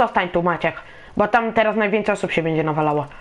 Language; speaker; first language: Polish; native; Polish